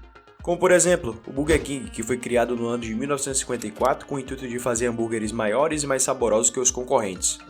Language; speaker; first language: Portuguese; native; Portuguese